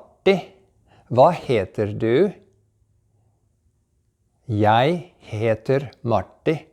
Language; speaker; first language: Norwegian; early bilingual, heritage; English